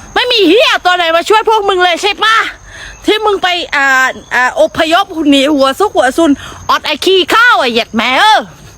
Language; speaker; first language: Thai; native; Thai